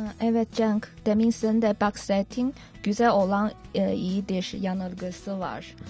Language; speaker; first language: Turkish; non-native, learner; Chinese